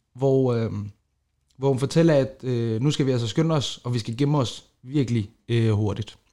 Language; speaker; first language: Danish; early bilingual, other home language; Kurdish